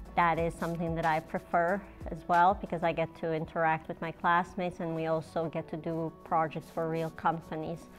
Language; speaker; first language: English; non-native, fluent; Serbian